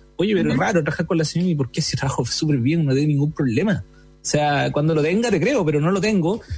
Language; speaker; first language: Spanish; native; Spanish